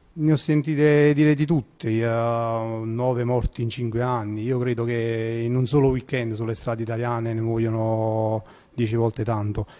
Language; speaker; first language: Italian; native; Italian